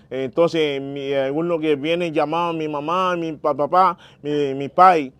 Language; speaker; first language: Spanish; non-native, learner; Haitian Creole